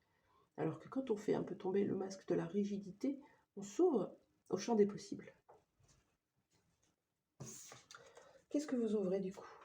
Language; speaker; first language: French; native; French